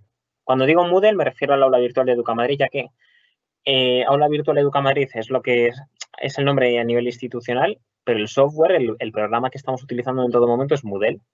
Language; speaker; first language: Spanish; native; Spanish